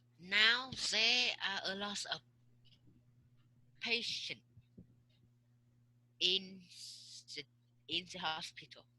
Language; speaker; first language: English; non-native, learner; Vietnamese